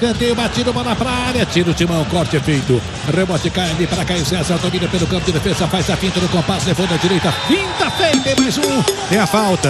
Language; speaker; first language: Portuguese; native; Portuguese